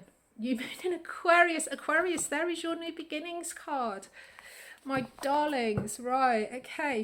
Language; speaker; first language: English; native; English